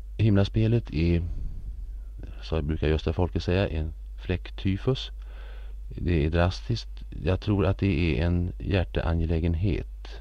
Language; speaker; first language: Swedish; native; Swedish